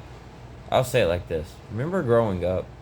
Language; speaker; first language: English; native; English